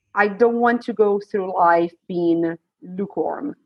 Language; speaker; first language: English; non-native, fluent; Portuguese